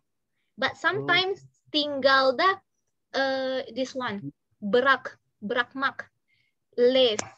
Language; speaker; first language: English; non-native, fluent; Indonesian